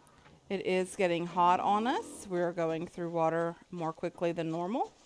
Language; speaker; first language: English; native; English